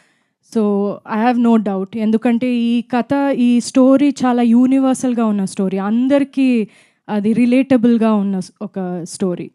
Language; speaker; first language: Telugu; non-native, fluent; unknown